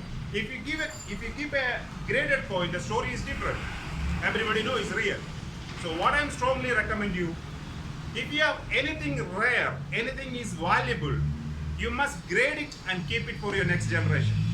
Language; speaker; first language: English; non-native, local second language; Malayalam